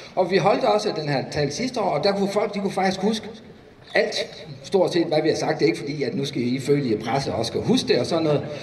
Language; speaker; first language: Danish; native; Danish